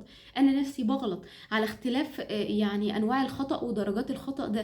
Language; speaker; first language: Arabic; native; Arabic